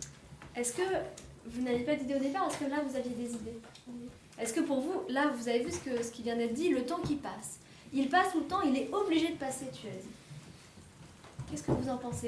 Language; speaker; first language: French; native; French